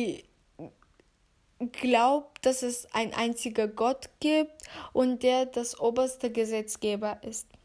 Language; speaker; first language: German; non-native, fluent; Turkish